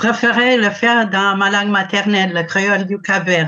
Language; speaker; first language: French; non-native, fluent; Kabuverdianu